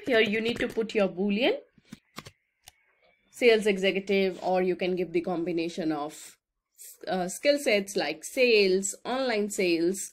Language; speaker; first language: English; non-native, local second language; Hindi